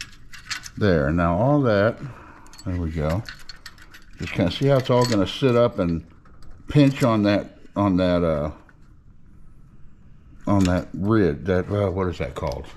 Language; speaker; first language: English; native; English